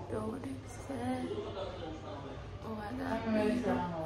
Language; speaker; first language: Persian; native; Persian